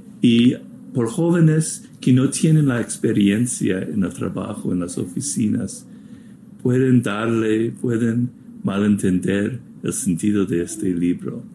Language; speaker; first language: Spanish; non-native, fluent; English